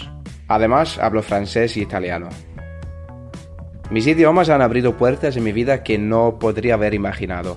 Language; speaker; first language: Spanish; non-native, learner; English